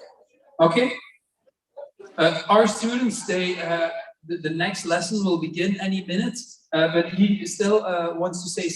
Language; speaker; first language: English; non-native, fluent; Dutch